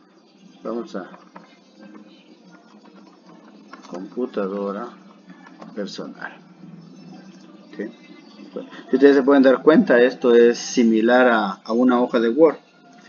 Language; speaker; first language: Spanish; native; Spanish